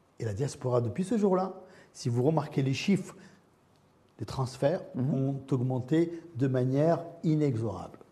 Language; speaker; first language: French; early bilingual, other home language; Arabic